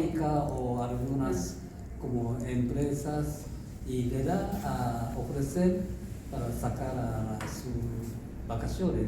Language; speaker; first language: Spanish; non-native, learner; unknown